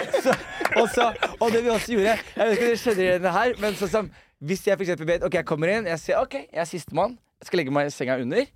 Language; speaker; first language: Norwegian; early bilingual, other home language; Somali